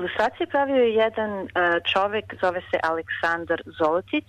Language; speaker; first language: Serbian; early bilingual, heritage; Serbian